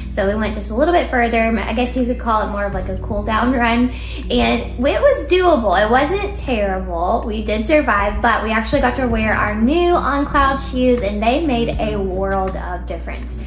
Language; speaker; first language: English; native; English